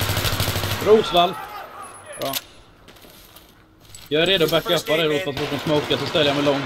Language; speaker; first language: Swedish; native; Swedish